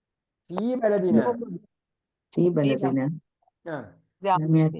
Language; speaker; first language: Arabic; non-native, learner; Malayalam